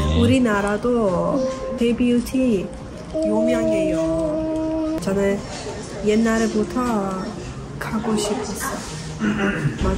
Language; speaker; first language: Korean; non-native, learner; Persian